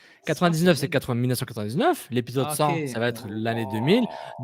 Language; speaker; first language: French; native; French